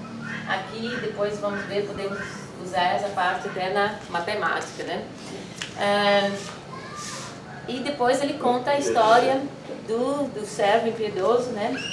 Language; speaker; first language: Portuguese; non-native, fluent; Dutch